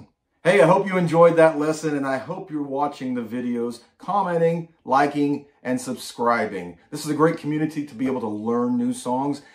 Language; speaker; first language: English; native; English